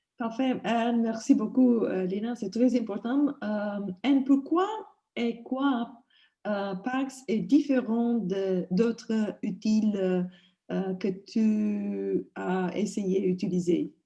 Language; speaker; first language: French; non-native, learner; English